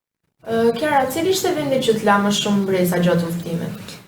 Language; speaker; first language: Albanian; native; Albanian